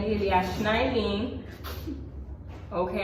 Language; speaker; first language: Haitian Creole; early bilingual, heritage; Haitian Creole